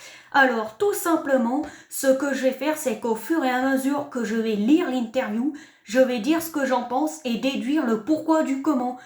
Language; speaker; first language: French; native; French